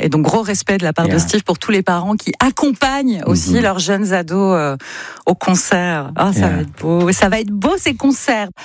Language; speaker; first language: French; native; French